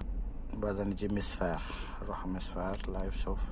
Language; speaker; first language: Arabic; non-native, learner; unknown